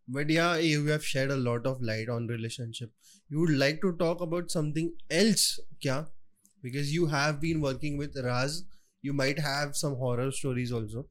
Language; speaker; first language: Hindi; non-native, local second language; Marathi